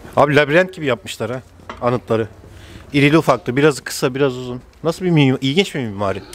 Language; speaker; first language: Turkish; native; Turkish